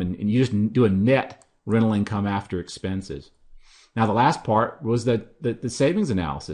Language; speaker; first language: English; native; English